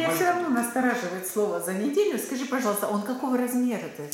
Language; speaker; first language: Russian; native; Russian